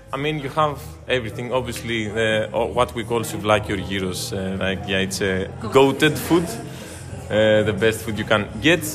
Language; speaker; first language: English; non-native, fluent; Greek